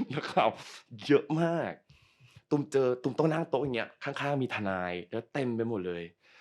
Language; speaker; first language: Thai; native; Thai